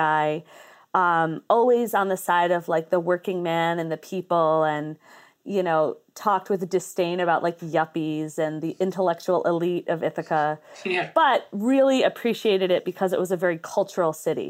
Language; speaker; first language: English; native; English